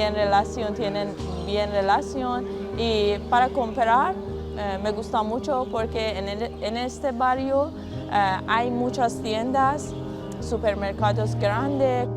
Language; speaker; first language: Spanish; non-native, learner; Persian